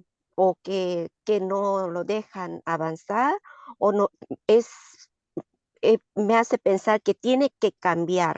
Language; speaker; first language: Spanish; non-native, learner; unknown